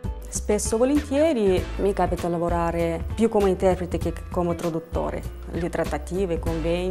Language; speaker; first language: Italian; non-native, fluent; Russian